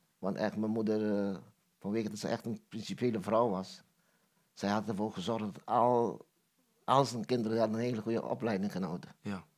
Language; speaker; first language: Dutch; non-native, local second language; Papiamento